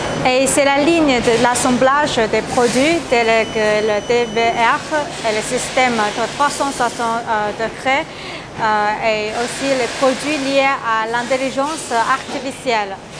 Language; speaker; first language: French; non-native, learner; Chinese